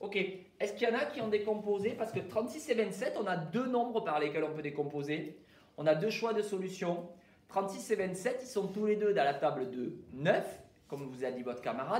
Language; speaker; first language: French; native; French